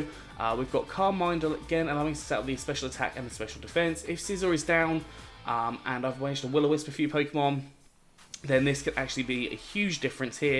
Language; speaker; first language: English; native; English